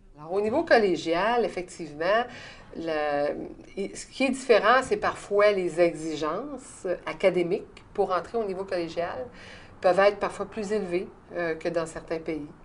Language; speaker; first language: French; native; French